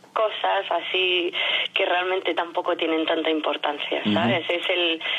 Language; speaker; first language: Spanish; non-native, fluent; French